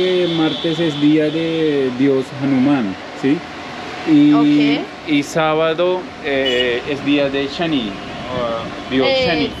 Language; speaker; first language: Spanish; non-native, learner; Hindi